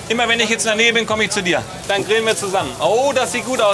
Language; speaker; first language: German; native; German